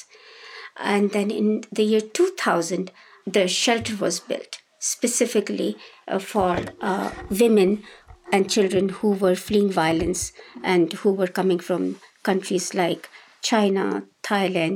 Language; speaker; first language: English; non-native, local second language; Hindi